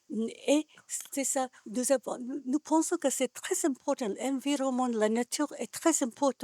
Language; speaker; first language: French; non-native, learner; Japanese